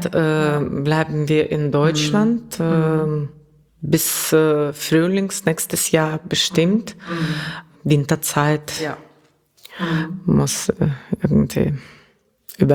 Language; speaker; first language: German; non-native, learner; Russian